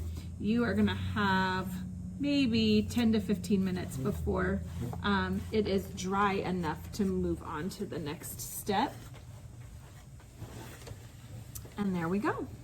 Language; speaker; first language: English; native; English